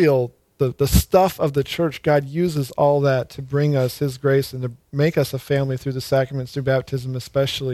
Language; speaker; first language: English; native; English